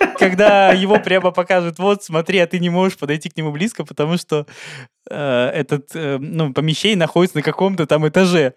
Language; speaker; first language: Russian; native; Russian